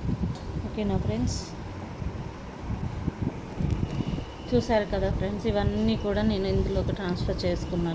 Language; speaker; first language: Telugu; native; Telugu